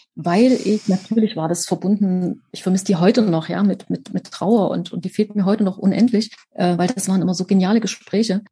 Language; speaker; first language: German; native; German